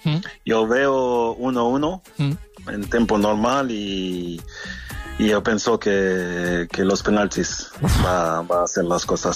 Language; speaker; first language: Spanish; non-native, learner; French